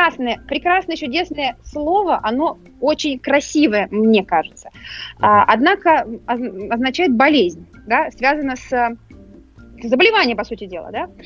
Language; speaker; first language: Russian; native; Russian